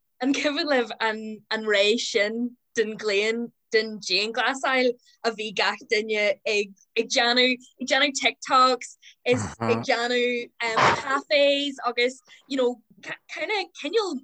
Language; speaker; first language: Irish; non-native, local second language; English